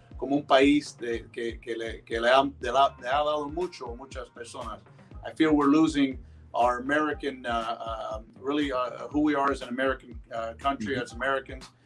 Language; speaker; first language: Spanish; early bilingual, heritage; Spanish